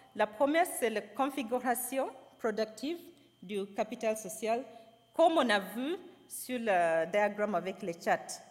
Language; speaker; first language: French; non-native, fluent; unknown